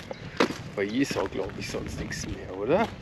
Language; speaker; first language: German; native; German